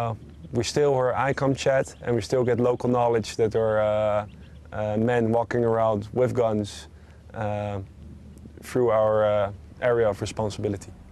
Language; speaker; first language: English; non-native, fluent; Dutch